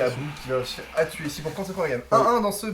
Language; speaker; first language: French; native; French